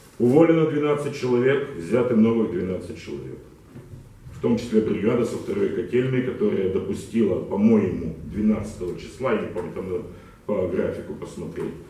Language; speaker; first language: Russian; non-native, local second language; Ukrainian